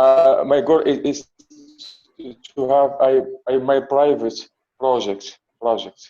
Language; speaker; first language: English; non-native, learner; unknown